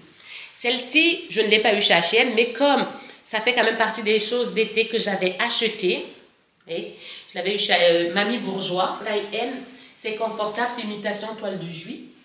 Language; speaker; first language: French; native; French